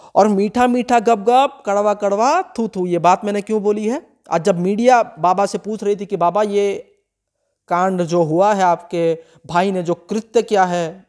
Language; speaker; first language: Hindi; non-native, local second language; Gujarati